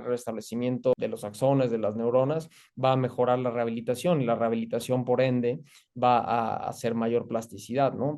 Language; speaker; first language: Spanish; native; Spanish